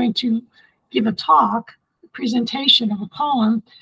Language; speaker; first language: English; early bilingual, other home language; Italian